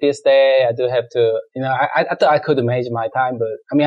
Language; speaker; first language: English; non-native, learner; Korean